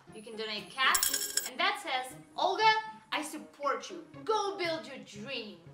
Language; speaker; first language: English; non-native, fluent; Russian